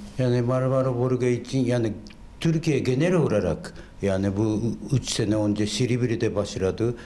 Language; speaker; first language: Turkish; non-native, fluent; Japanese